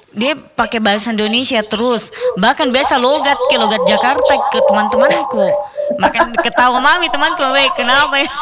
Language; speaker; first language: Indonesian; native; Indonesian